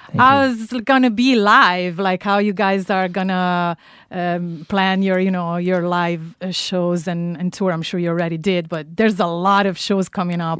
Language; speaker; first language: English; non-native, fluent; Italian